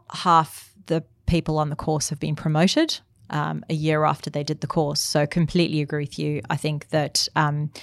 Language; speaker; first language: English; native; English